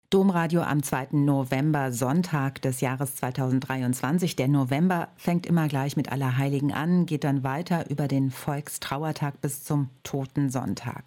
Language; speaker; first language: German; native; German